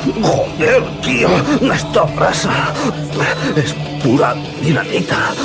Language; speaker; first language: Spanish; native; Spanish